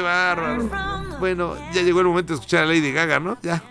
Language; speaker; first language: Spanish; native; Spanish